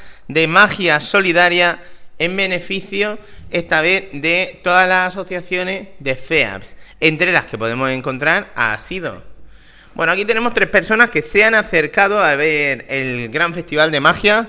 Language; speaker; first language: Spanish; native; Spanish